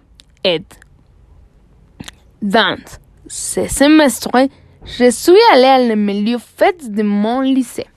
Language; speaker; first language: French; non-native, learner; Spanish